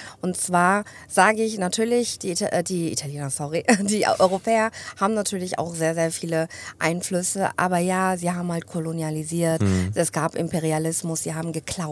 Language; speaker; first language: German; early bilingual, other home language; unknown